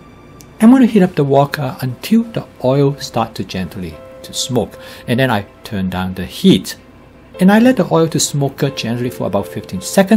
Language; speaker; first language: English; non-native, fluent; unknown